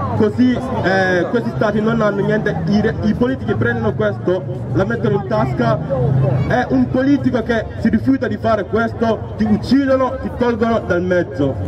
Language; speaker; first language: Italian; non-native, fluent; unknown